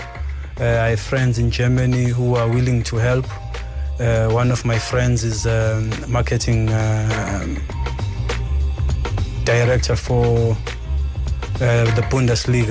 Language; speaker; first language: English; non-native, local second language; Zulu